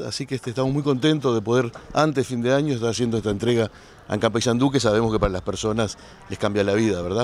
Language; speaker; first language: Spanish; native; Spanish